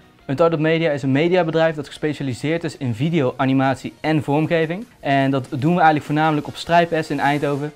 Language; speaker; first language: Dutch; native; Dutch